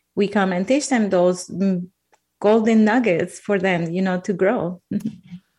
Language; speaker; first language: English; non-native, fluent; Spanish